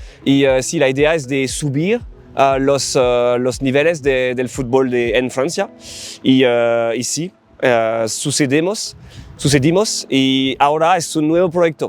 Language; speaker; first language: Spanish; non-native, learner; French